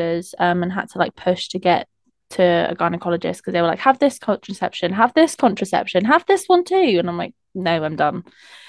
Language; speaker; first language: English; native; English